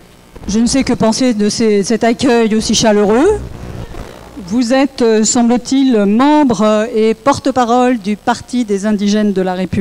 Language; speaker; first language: French; native; French